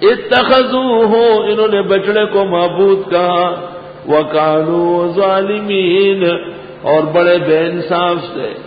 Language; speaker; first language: Urdu; non-native, local second language; Pashto